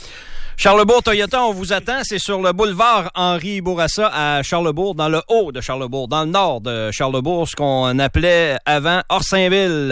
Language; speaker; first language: French; native; French